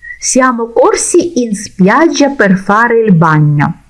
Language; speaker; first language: Italian; non-native, fluent; Ukrainian